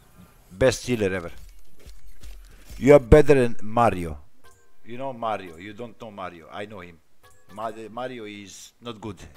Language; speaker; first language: English; non-native, learner; Bosnian